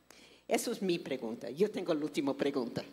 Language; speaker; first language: Spanish; non-native, fluent; English